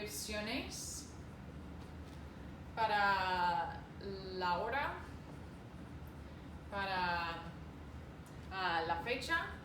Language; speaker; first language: Spanish; non-native, fluent; English